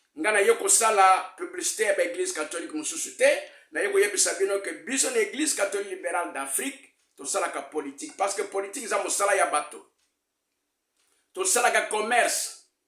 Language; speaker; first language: Lingala; non-native, local second language; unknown